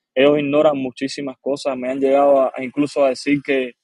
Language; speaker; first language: Spanish; native; Spanish